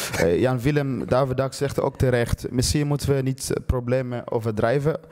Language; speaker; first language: Dutch; early bilingual, other home language; Swahili